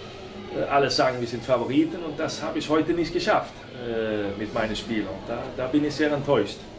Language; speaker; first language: German; non-native, fluent; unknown